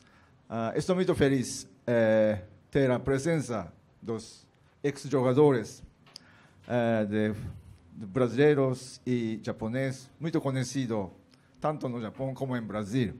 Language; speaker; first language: Portuguese; non-native, learner; Japanese